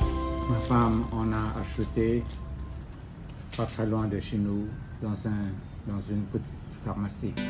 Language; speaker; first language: French; non-native, fluent; Vietnamese